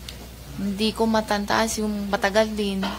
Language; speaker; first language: Filipino; non-native, learner; Chinese